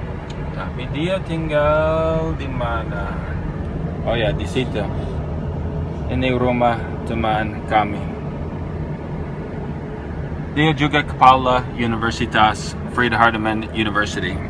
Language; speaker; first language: Indonesian; non-native, fluent; English